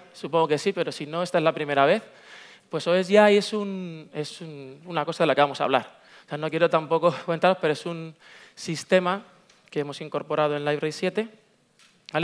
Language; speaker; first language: Spanish; native; Spanish